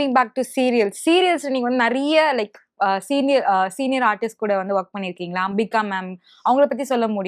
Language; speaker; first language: Tamil; native; Tamil